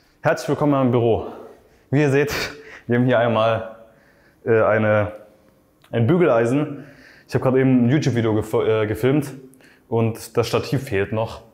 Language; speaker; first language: German; native; German